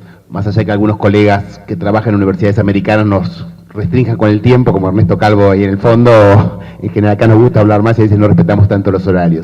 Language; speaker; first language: Spanish; native; Spanish